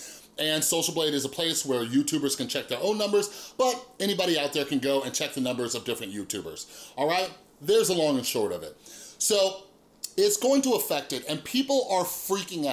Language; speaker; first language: English; native; English